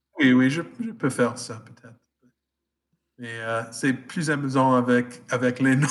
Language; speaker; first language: French; non-native, fluent; English